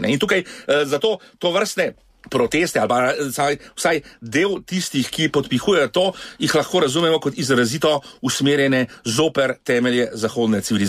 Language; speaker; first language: Slovenian; native; Slovenian